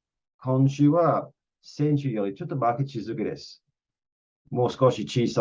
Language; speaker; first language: Japanese; non-native, fluent; English